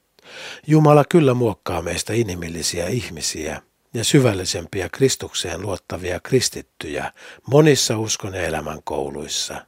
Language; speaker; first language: Finnish; native; Finnish